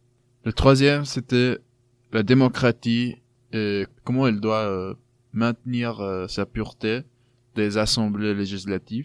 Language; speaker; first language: French; non-native, fluent; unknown